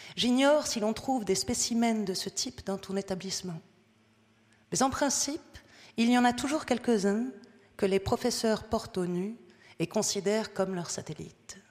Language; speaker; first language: French; early bilingual, heritage; French